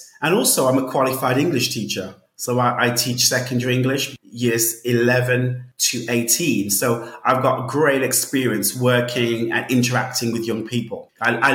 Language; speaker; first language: English; native; English